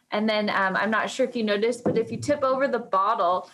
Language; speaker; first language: English; native; English